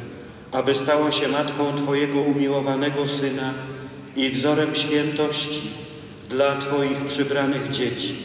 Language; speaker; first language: Polish; native; Polish